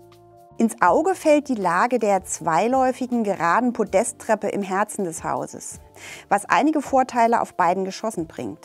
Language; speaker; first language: German; native; German